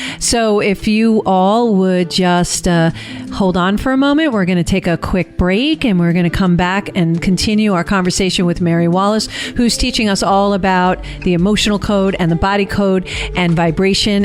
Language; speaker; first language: English; native; English